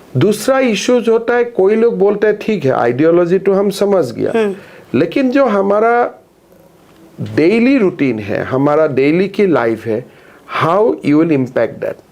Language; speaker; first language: Hindi; non-native, local second language; Assamese